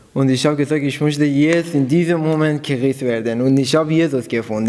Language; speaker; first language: German; non-native, learner; Persian